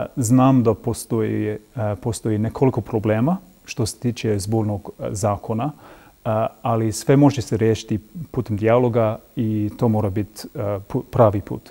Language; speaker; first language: Croatian; non-native, fluent; English